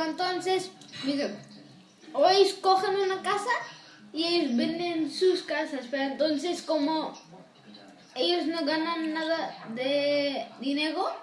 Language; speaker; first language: Spanish; non-native, learner; Dutch